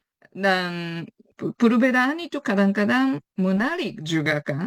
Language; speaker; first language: Indonesian; non-native, fluent; Japanese